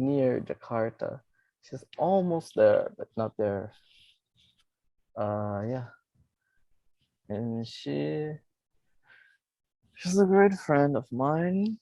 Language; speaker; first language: English; non-native, fluent; Portuguese